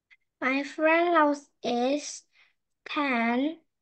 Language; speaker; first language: English; non-native, learner; Korean